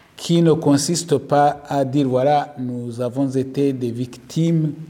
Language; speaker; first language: French; non-native, local second language; Kinyarwanda